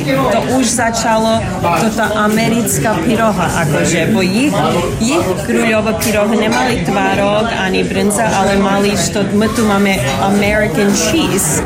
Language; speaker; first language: Slovak; early bilingual, heritage; English